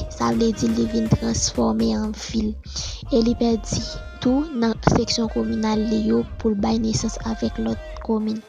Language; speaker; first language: French; non-native, learner; Haitian Creole